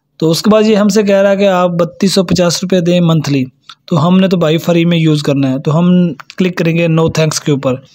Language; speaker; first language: Urdu; non-native, local second language; Punjabi